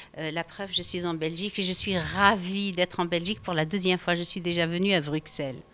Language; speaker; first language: French; native; French